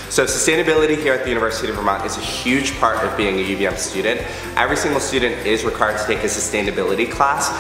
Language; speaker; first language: English; native; English